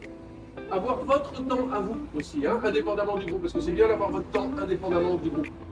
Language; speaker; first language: French; native; French